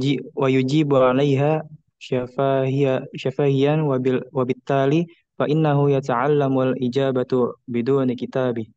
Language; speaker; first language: Arabic; non-native, learner; Indonesian